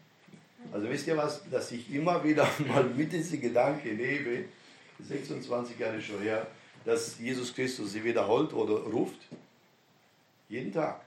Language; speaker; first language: German; non-native, fluent; Romanian